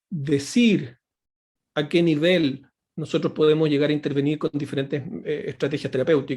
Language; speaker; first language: Spanish; native; Spanish